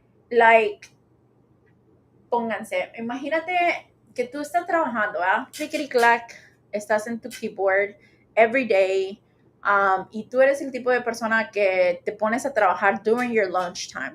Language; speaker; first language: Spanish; early bilingual, heritage; Spanish